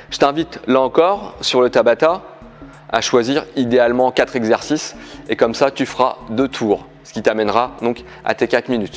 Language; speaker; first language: French; native; French